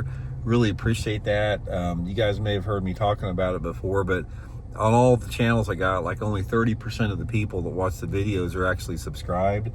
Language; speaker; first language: English; native; English